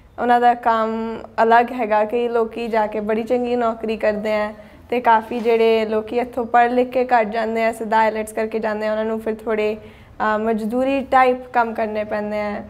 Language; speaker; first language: Punjabi; early bilingual, heritage; Punjabi